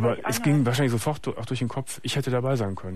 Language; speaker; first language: German; native; German